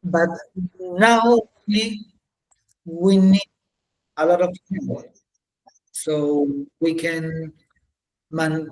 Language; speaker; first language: English; non-native, learner; Spanish